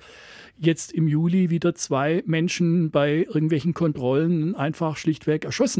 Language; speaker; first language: German; native; German